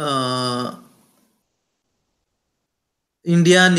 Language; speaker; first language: German; non-native, learner; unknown